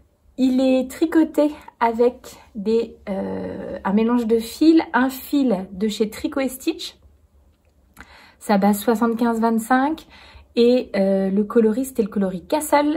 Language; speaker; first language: French; native; French